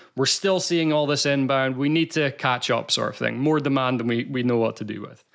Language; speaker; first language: English; native; English